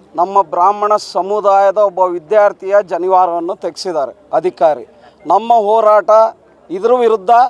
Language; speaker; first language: Kannada; native; Kannada